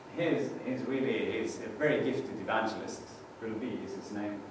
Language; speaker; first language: English; non-native, fluent; Norwegian